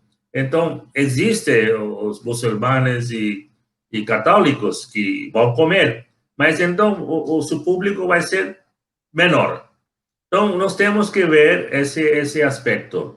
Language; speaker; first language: Portuguese; non-native, fluent; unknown